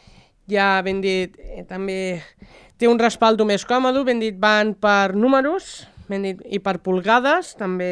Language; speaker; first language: Catalan; non-native, local second language; Spanish